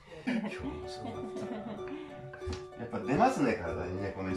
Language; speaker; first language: Japanese; native; Japanese